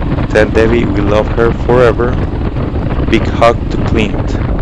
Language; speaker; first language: English; non-native, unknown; Spanish